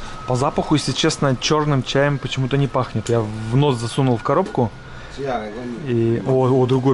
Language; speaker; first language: Russian; native; Russian